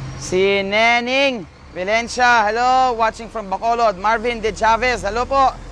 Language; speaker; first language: Filipino; non-native, local second language; Pampanga